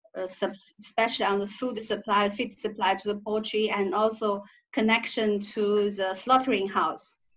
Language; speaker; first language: English; non-native, learner; Chinese